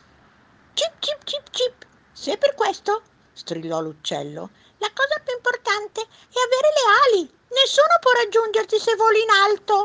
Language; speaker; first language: Italian; native; Italian